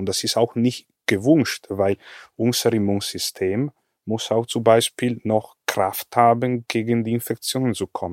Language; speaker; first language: German; non-native, fluent; Italian